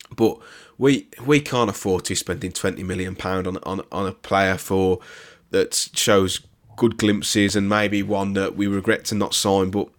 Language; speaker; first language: English; native; English